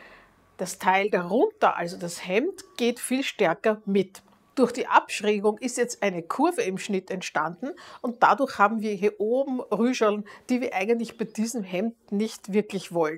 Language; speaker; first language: German; native; German